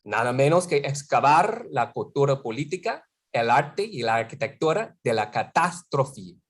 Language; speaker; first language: Spanish; non-native, fluent; English